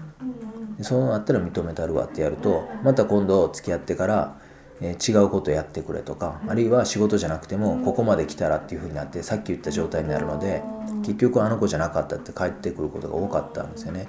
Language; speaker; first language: Japanese; native; Japanese